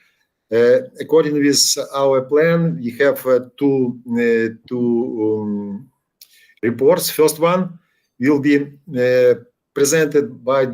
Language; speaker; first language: English; non-native, learner; Ukrainian